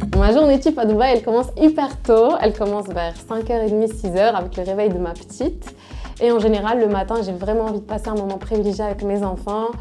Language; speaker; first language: French; non-native, local second language; Arabic